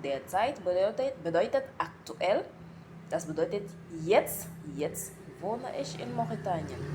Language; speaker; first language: German; non-native, learner; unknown